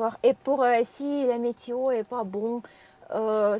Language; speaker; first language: French; non-native, learner; Russian